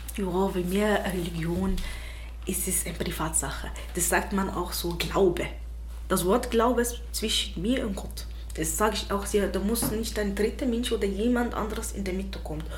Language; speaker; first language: German; non-native, fluent; Arabic